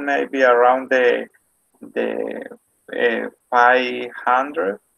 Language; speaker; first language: English; non-native, learner; Spanish